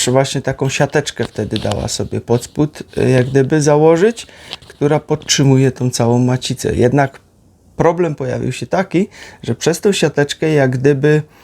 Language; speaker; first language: Polish; native; Polish